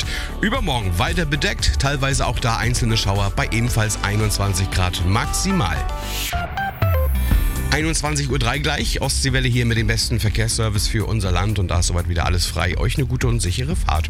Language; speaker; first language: German; native; German